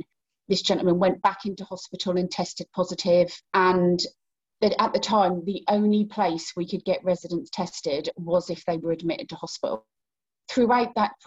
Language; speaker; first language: English; native; English